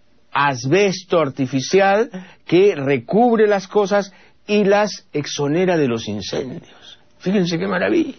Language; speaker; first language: Spanish; native; Spanish